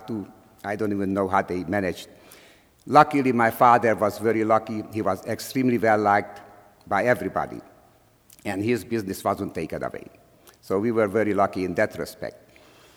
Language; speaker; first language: English; non-native, fluent; Slovak